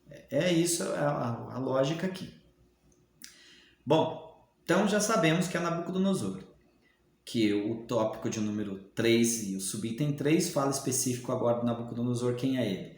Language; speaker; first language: Portuguese; native; Portuguese